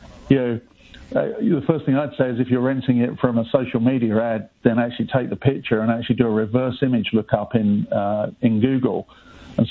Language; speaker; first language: English; native; English